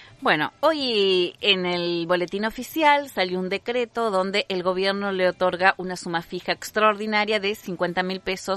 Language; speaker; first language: Spanish; native; Spanish